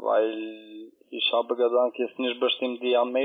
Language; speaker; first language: German; non-native, learner; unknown